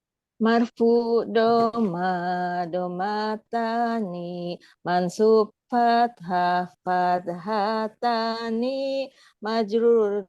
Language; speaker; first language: Arabic; non-native, learner; Indonesian